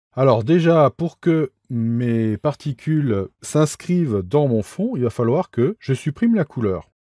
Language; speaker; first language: French; native; French